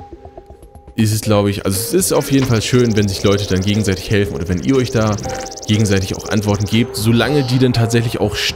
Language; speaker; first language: German; native; German